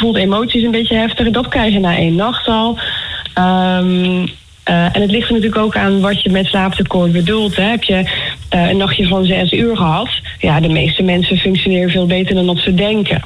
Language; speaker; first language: Dutch; native; Dutch